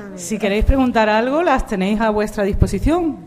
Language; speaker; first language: Spanish; native; Spanish